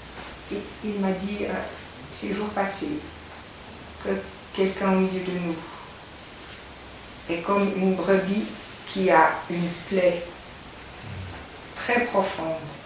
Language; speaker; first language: French; native; French